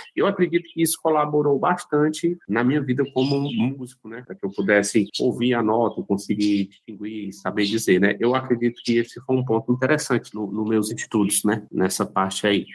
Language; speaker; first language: Portuguese; native; Portuguese